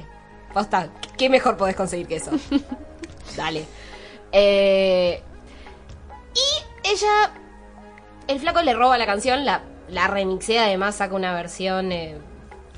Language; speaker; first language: Spanish; native; Spanish